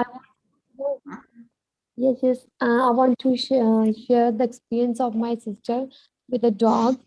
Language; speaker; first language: English; non-native, learner; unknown